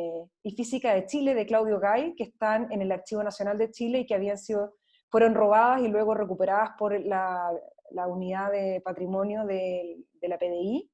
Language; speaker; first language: Spanish; native; Spanish